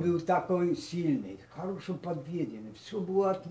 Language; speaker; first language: Russian; non-native, learner; Polish